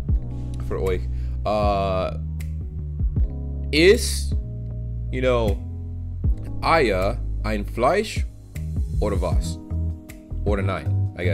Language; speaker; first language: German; non-native, learner; English